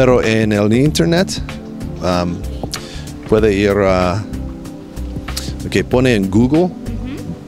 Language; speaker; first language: Spanish; non-native, learner; English